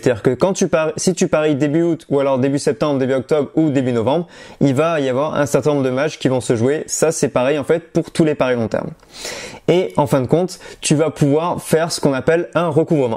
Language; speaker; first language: French; native; French